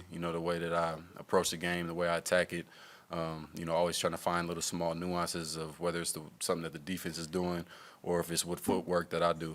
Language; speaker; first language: English; native; English